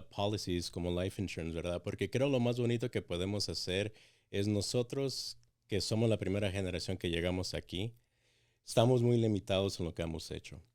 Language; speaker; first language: Spanish; early bilingual, heritage; Spanish